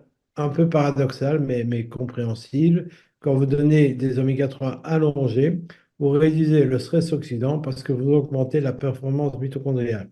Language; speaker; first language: French; native; French